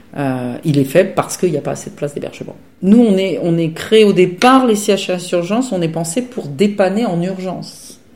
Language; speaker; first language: French; native; French